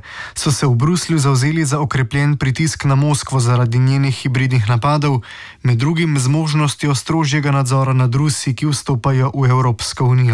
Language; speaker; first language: Slovenian; native; Slovenian